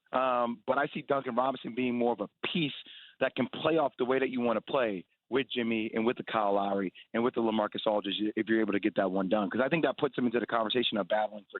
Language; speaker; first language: English; native; English